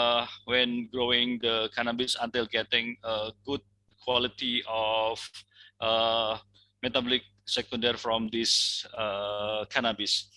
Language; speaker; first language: English; non-native, fluent; Indonesian